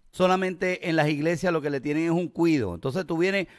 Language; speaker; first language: Spanish; native; Spanish